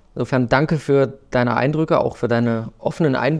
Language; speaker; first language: German; native; German